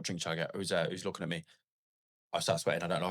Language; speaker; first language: English; native; English